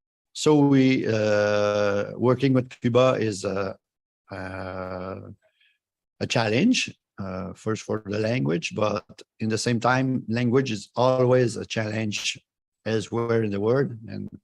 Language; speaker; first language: English; non-native, fluent; French